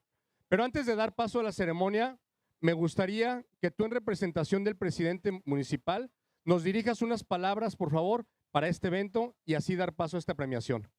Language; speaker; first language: Spanish; native; Spanish